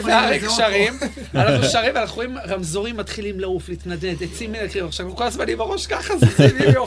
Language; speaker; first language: Hebrew; native; Hebrew